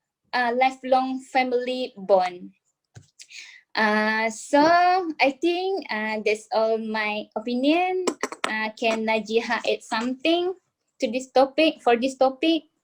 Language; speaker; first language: English; non-native, local second language; Malay